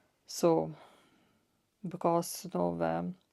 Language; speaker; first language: English; non-native, fluent; Lithuanian